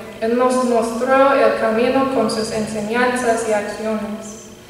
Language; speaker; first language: Spanish; non-native, learner; English